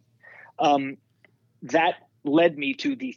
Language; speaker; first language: English; native; English